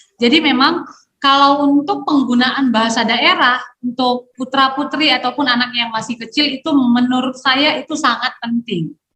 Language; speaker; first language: Indonesian; native; Indonesian